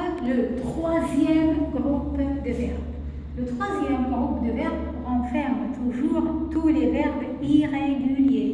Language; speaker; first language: French; non-native, fluent; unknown